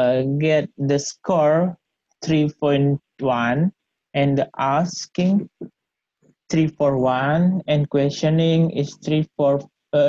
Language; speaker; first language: English; non-native, learner; Indonesian